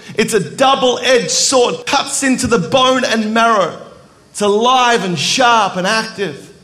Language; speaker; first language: English; native; English